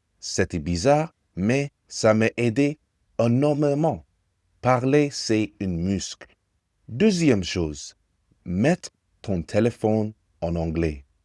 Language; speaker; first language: French; non-native, fluent; English